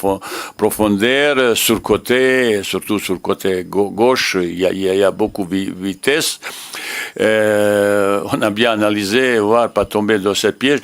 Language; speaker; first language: French; non-native, learner; Bosnian